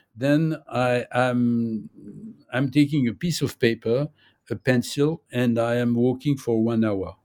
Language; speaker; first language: English; non-native, fluent; French